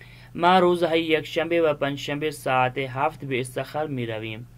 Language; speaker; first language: Persian; non-native, fluent; Urdu